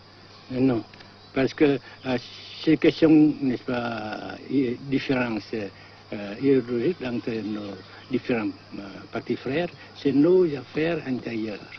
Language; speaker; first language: French; non-native, fluent; Vietnamese